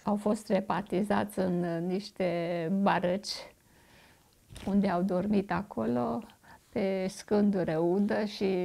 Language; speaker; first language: Romanian; non-native, local second language; German